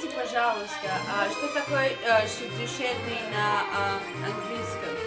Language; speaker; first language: Russian; non-native, learner; English